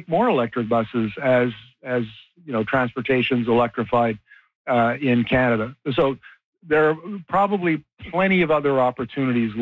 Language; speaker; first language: English; native; English